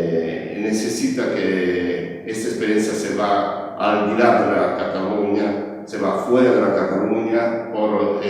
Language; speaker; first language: Spanish; non-native, learner; Italian